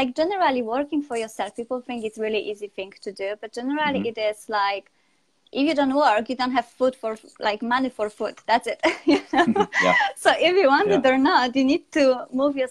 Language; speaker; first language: English; non-native, fluent; Polish